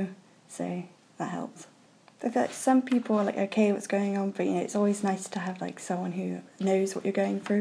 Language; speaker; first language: English; native; English